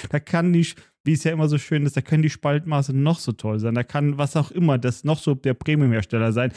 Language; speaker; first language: German; native; German